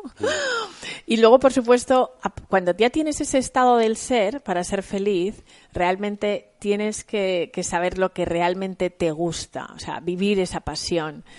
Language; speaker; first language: Spanish; native; Spanish